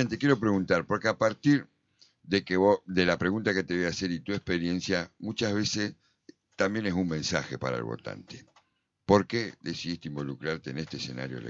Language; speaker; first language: Spanish; native; Spanish